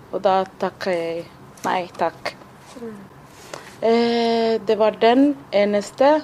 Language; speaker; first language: Norwegian; non-native, fluent; Somali